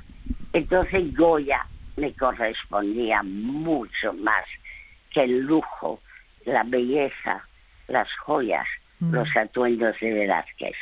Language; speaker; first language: Spanish; early bilingual, other home language; French